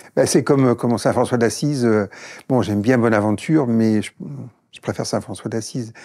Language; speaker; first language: French; native; French